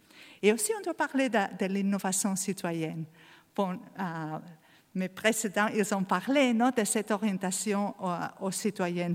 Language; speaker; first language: French; non-native, learner; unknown